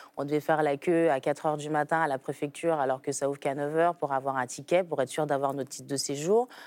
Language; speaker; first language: French; early bilingual, other home language; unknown